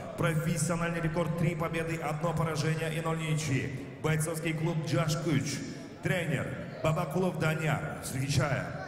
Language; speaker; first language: Russian; non-native, local second language; Kyrgyz